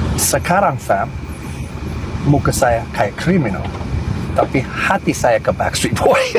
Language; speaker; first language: Indonesian; non-native, learner; English